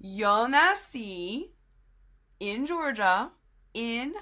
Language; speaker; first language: Spanish; non-native, fluent; English